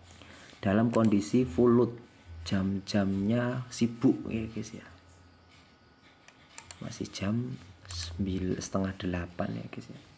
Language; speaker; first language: Indonesian; native; Indonesian